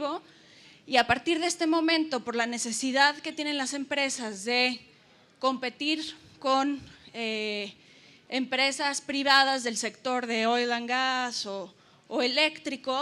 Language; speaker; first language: Spanish; native; Spanish